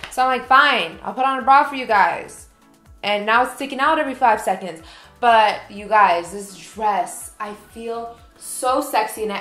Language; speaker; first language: English; native; English